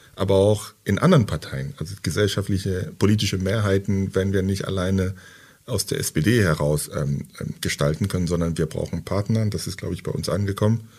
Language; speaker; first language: German; early bilingual, other home language; French